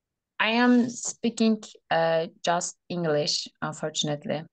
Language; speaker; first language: English; non-native, learner; Portuguese